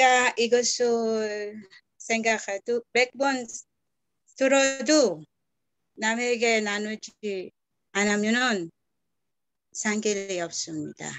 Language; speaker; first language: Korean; non-native, learner; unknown